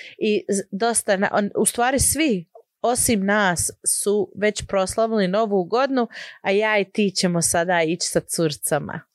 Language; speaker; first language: Croatian; early bilingual, heritage; Croatian